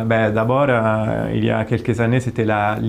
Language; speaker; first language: French; non-native, fluent; Italian